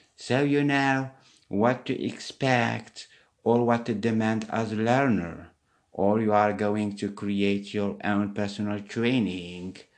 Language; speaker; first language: English; non-native, fluent; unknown